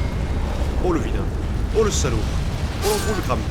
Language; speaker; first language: French; native; French